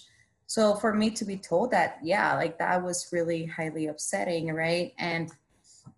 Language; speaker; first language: English; non-native, fluent; Spanish